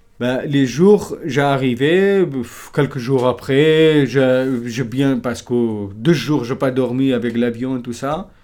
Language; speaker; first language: French; non-native, learner; Kurdish